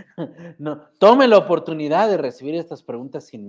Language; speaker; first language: Spanish; native; Spanish